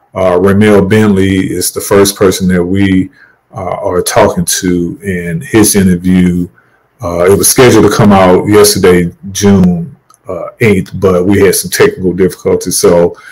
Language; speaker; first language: English; native; English